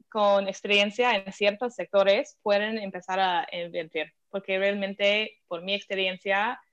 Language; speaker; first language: Spanish; non-native, fluent; English